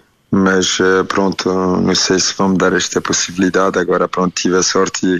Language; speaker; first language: Portuguese; early bilingual, heritage; French